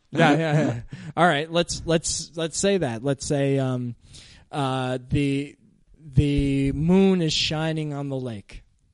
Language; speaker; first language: English; native; English